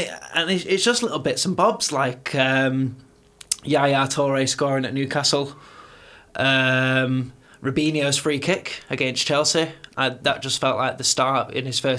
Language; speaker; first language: English; native; English